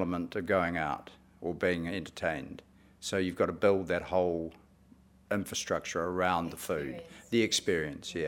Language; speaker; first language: English; native; English